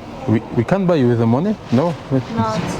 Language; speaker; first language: English; non-native, learner; French